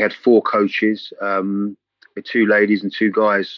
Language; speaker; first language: English; native; English